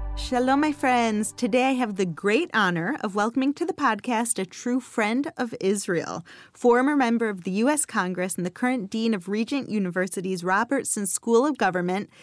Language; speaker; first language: English; native; English